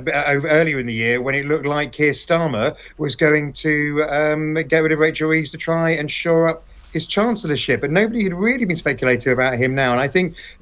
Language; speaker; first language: English; native; English